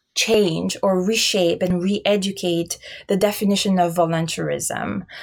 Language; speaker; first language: English; early bilingual, other home language; Albanian